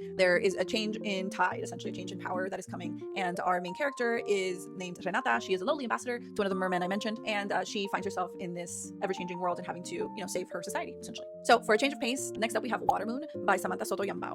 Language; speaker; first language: English; native; English